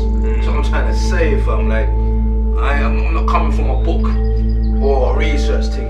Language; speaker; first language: English; native; English